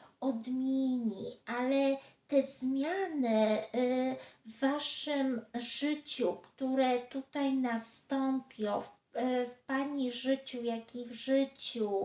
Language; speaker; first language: Polish; native; Polish